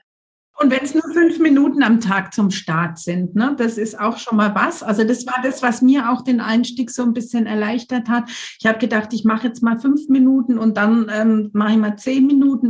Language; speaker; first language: German; native; German